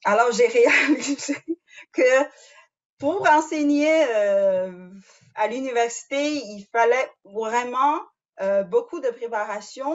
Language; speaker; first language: French; non-native, fluent; Chinese